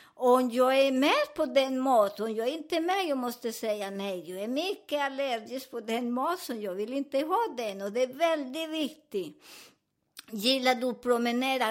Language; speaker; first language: Swedish; non-native, fluent; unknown